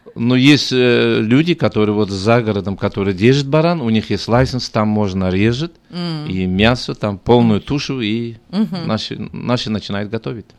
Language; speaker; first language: Russian; non-native, local second language; Kazakh